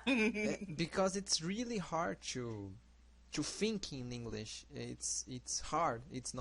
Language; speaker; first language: English; non-native, learner; Portuguese